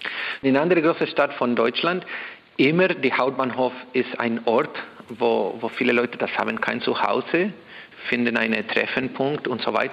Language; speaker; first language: German; non-native, learner; Spanish